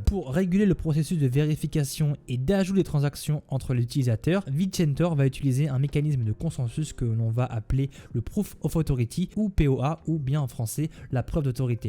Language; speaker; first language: French; native; French